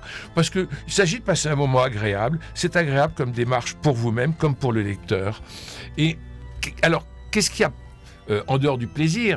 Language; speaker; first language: French; native; French